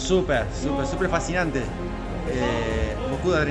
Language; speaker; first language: French; non-native, learner; Spanish